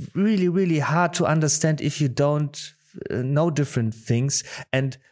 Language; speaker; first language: English; non-native, fluent; Polish